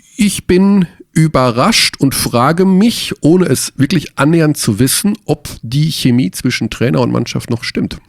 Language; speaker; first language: German; native; German